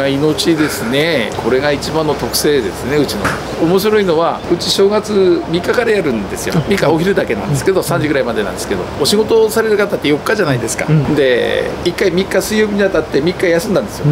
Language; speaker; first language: Japanese; native; Japanese